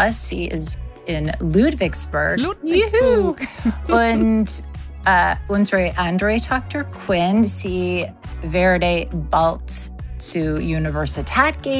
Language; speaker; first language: German; non-native, learner; English